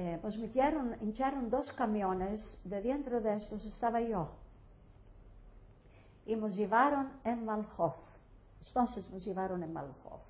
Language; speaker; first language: Spanish; early bilingual, heritage; Ladino